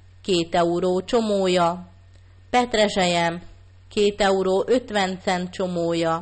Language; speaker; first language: Hungarian; native; Hungarian